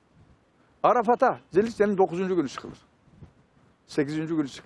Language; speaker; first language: Turkish; native; Turkish